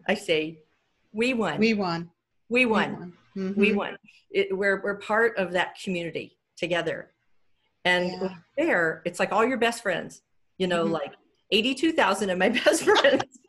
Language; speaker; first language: English; native; English